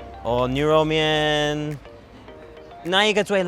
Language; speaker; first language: Chinese; non-native, learner; English